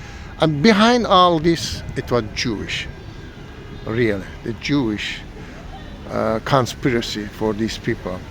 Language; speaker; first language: English; non-native, learner; Persian